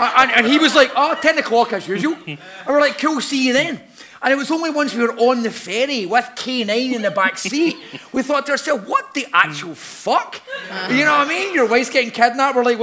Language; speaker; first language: English; native; English